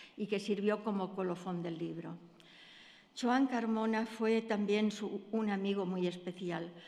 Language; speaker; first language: Spanish; native; Spanish